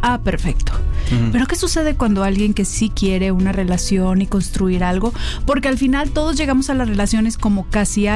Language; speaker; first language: Spanish; native; Spanish